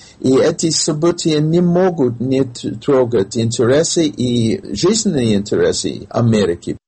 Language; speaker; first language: Russian; non-native, fluent; English